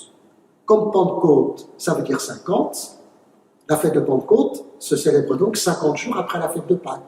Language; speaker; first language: French; native; French